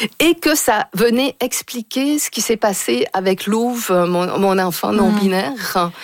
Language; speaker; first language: French; native; French